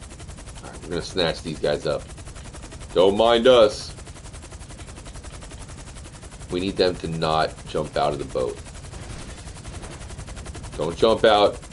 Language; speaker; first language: English; native; English